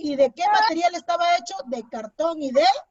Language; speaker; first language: Spanish; native; Spanish